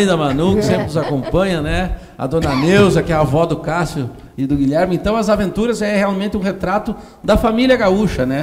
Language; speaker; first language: Portuguese; native; Portuguese